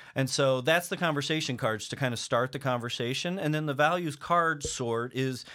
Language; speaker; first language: English; native; English